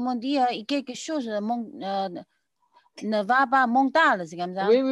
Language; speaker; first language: French; non-native, learner; Chinese